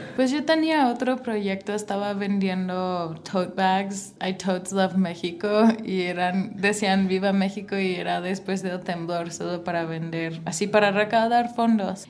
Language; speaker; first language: Spanish; non-native, fluent; English